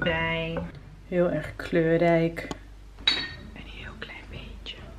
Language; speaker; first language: Dutch; native; Dutch